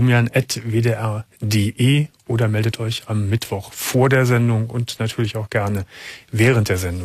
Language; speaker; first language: German; native; German